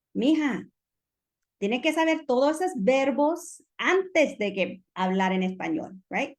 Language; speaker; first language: Spanish; early bilingual, other home language; English